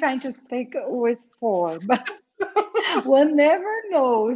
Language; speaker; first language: English; non-native, fluent; Portuguese